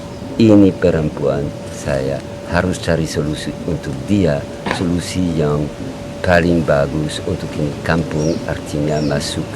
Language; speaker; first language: Indonesian; non-native, learner; French